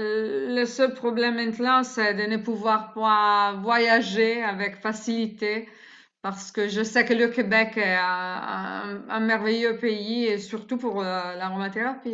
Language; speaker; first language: French; non-native, fluent; Italian